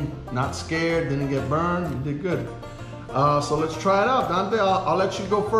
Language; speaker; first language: English; native; English